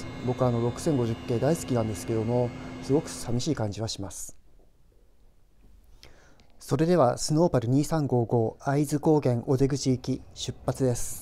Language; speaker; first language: Japanese; native; Japanese